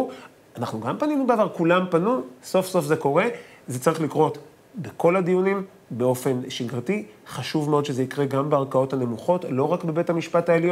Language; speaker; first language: Hebrew; native; Hebrew